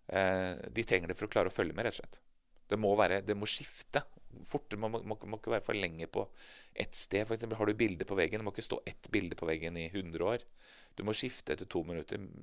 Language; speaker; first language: Norwegian; native; Norwegian